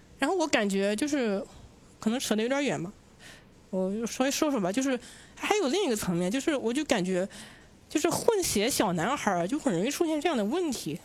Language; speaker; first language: Chinese; native; Chinese